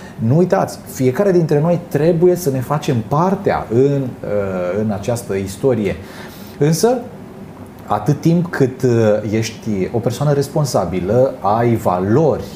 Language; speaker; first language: Romanian; native; Romanian